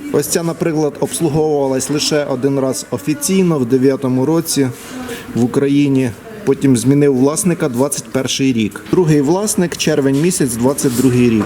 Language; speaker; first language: Ukrainian; non-native, local second language; Russian